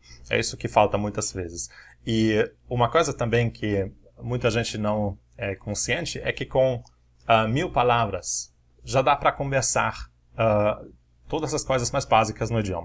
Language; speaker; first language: Portuguese; non-native, fluent; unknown